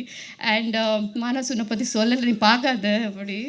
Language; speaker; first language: Tamil; non-native, learner; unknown